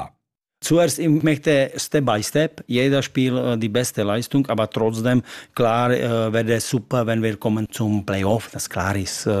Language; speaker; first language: German; non-native, learner; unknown